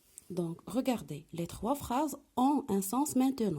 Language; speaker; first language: French; non-native, local second language; Arabic